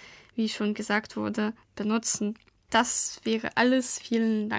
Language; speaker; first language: German; non-native, fluent; Russian